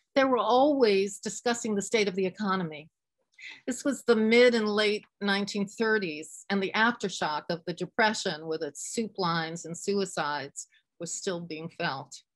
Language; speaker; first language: English; native; English